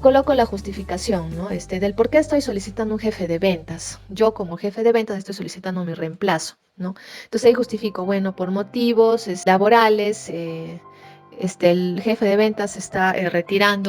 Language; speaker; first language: Spanish; native; Spanish